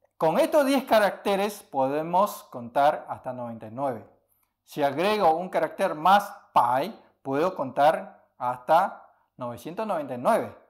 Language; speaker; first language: Spanish; early bilingual, other home language; Chinese